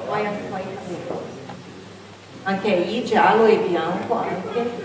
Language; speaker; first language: Italian; non-native, learner; Portuguese